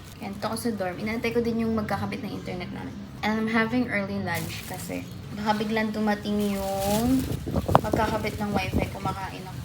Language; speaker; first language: Filipino; native; Filipino